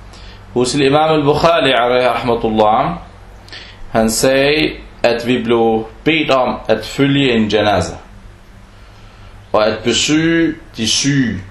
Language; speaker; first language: Danish; non-native, fluent; Arabic